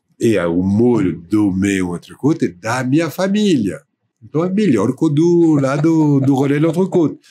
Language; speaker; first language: Portuguese; non-native, fluent; French